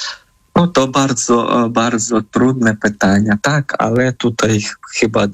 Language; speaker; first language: Polish; non-native, fluent; Ukrainian